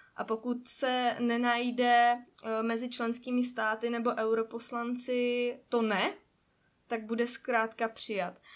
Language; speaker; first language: Czech; native; Czech